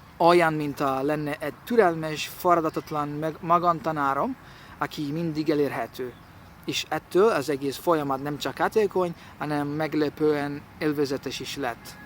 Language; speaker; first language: Hungarian; non-native, learner; Italian